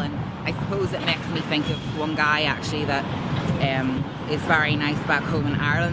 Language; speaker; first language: English; native; English